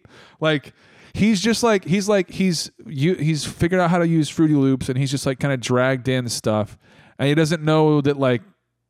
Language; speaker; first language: English; native; English